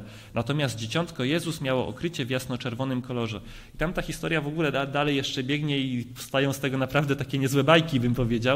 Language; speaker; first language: Polish; native; Polish